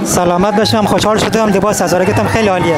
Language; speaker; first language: Persian; native; Persian